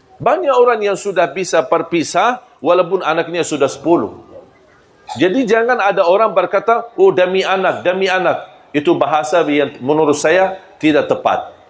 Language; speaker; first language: Malay; non-native, fluent; Arabic